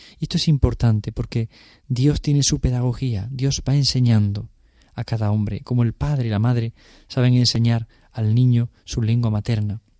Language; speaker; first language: Spanish; native; Spanish